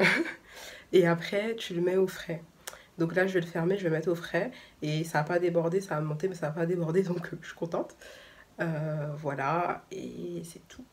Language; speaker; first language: French; native; French